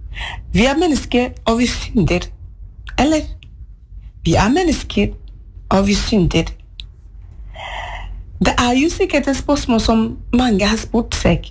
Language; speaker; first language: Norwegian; non-native, fluent; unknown